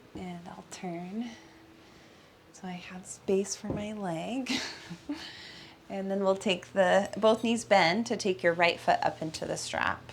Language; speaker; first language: English; native; English